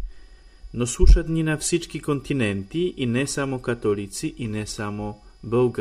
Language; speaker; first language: Bulgarian; non-native, fluent; Polish